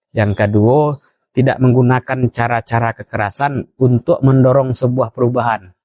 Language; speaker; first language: Indonesian; non-native, local second language; Minangkabau